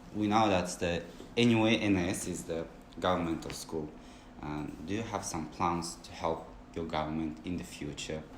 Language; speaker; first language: English; non-native, learner; Kazakh